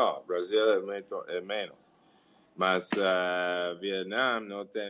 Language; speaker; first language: Portuguese; non-native, learner; English